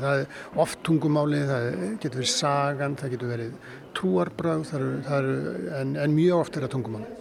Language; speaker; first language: Icelandic; native; Icelandic